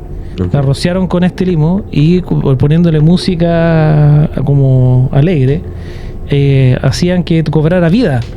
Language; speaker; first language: Spanish; native; Spanish